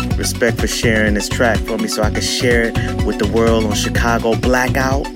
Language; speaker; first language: English; native; English